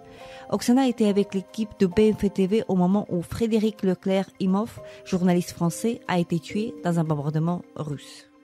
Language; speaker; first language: French; non-native, fluent; Ukrainian